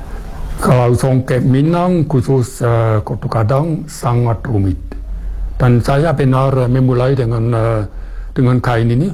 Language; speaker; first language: Indonesian; non-native, fluent; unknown